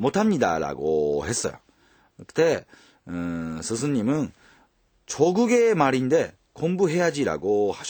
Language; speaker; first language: Korean; non-native, fluent; Japanese